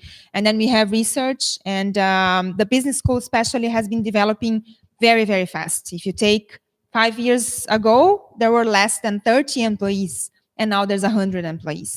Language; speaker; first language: English; non-native, fluent; Portuguese